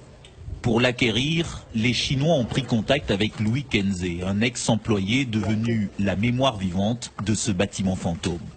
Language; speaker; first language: French; native; French